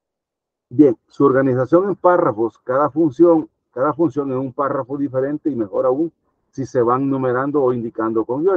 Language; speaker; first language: Spanish; native; Spanish